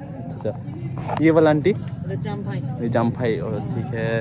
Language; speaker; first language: Hindi; non-native, local second language; Karbi